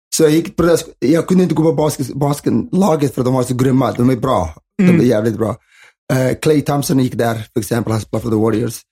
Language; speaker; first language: Swedish; early bilingual, other home language; Somali